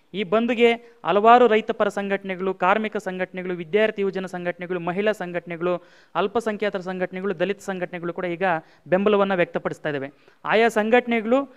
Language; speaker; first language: Kannada; native; Kannada